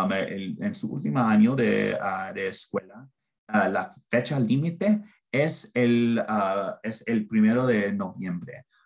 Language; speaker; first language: Spanish; early bilingual, heritage; Spanish